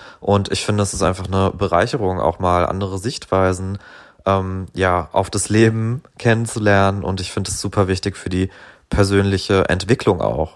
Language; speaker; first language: German; native; German